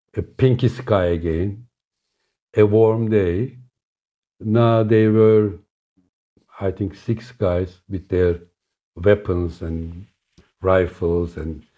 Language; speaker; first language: English; non-native, fluent; Turkish